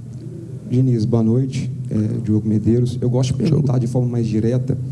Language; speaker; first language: Portuguese; native; Portuguese